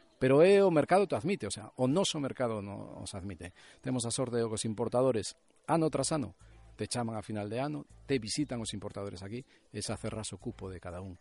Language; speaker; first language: Galician; native; Galician